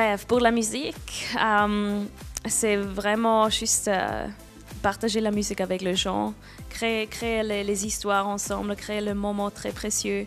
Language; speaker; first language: French; non-native, local second language; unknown